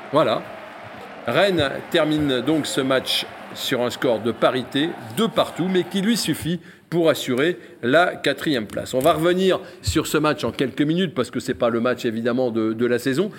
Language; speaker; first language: French; native; French